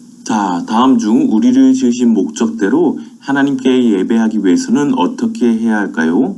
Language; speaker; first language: Korean; native; Korean